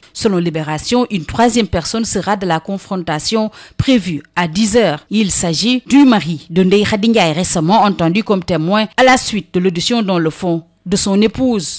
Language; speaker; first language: French; non-native, local second language; Wolof